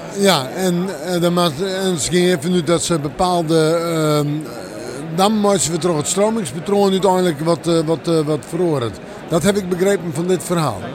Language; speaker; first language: Dutch; non-native, local second language; Western Frisian